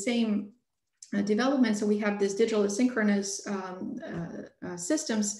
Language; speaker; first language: English; non-native, fluent; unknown